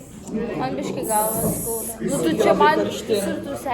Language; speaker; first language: Lithuanian; native; Lithuanian